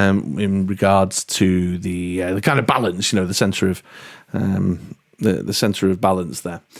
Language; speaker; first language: English; native; English